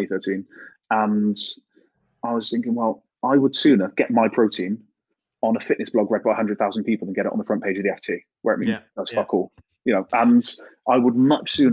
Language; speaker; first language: English; native; English